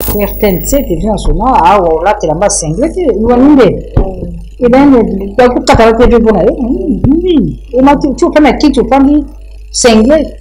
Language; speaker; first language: French; non-native, local second language; Lingala